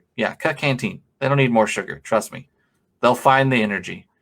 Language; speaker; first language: English; native; English